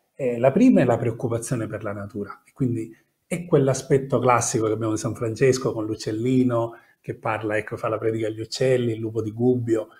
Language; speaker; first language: Italian; native; Italian